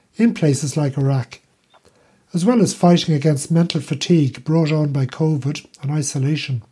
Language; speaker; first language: English; native; English